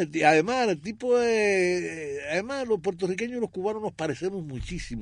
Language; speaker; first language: Spanish; native; Spanish